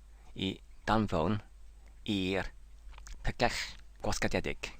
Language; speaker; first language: Welsh; non-native, learner; English